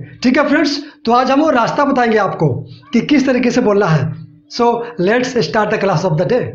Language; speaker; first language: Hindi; native; Hindi